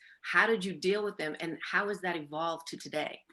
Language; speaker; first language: English; native; English